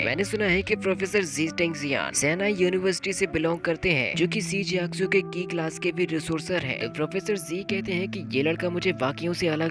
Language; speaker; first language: Hindi; native; Hindi